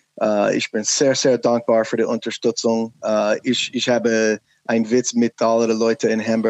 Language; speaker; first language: German; non-native, learner; English